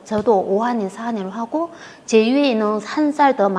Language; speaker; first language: Korean; non-native, fluent; Vietnamese